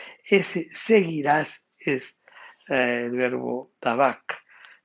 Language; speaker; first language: Spanish; native; Spanish